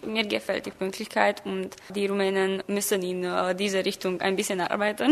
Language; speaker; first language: German; non-native, fluent; Romanian